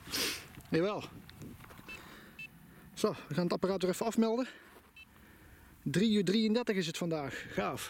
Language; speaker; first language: Dutch; native; Dutch